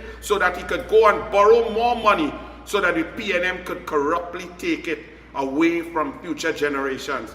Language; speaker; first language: English; native; English